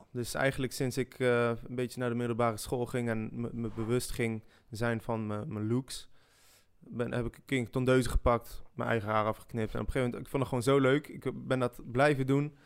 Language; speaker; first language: Dutch; early bilingual, other home language; French